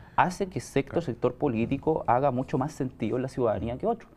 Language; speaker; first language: Spanish; native; Spanish